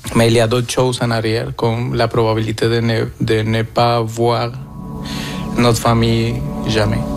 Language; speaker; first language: French; non-native, fluent; Spanish